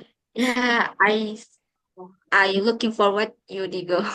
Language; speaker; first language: English; non-native, learner; Indonesian